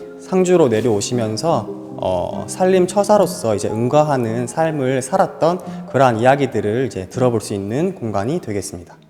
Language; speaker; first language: Korean; native; Korean